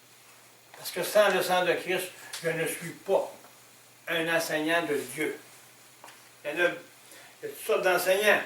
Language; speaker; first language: French; native; French